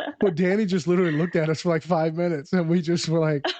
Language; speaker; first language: English; native; English